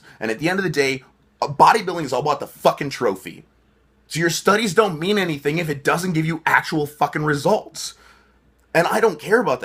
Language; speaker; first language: English; native; English